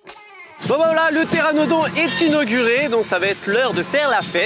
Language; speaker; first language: French; native; French